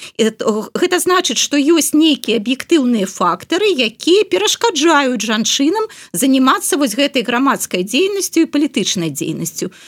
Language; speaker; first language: Belarusian; non-native, local second language; Russian